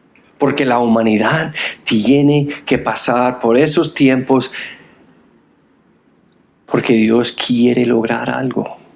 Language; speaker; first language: Spanish; non-native, fluent; English